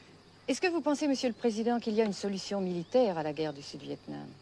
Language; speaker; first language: French; native; French